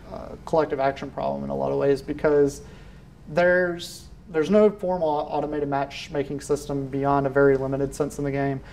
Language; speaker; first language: English; native; English